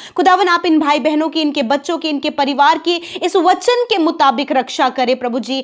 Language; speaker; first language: Hindi; native; Hindi